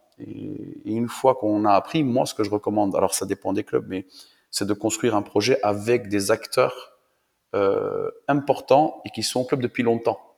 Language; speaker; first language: French; native; French